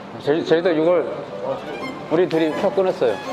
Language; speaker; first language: Korean; native; Korean